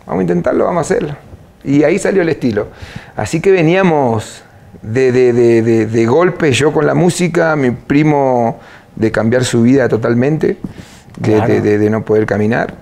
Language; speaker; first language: Spanish; native; Spanish